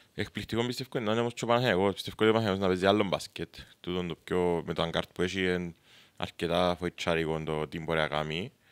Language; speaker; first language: Greek; native; Greek